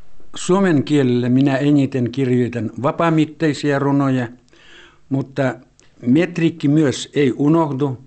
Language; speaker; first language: Finnish; early bilingual, heritage; Finnish